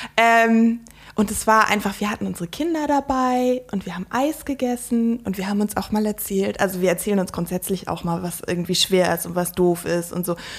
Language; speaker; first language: German; native; German